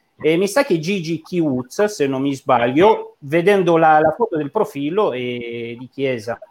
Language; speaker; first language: Italian; non-native, fluent; Romanian